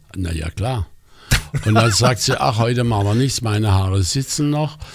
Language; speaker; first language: German; native; German